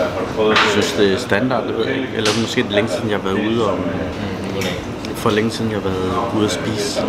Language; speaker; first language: Danish; early bilingual, other home language; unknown